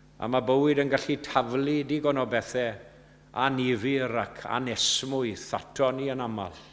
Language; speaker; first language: Welsh; native; Welsh